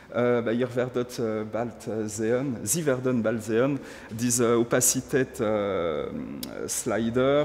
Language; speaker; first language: German; non-native, learner; French